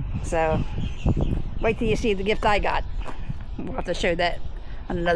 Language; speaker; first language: English; native; English